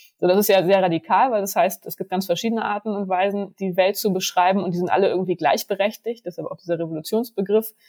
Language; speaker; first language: German; native; German